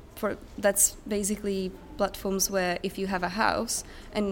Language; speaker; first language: English; non-native, fluent; Czech